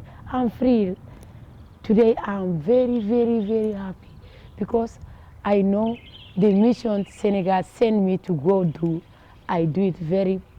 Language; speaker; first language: English; non-native, local second language; Wolof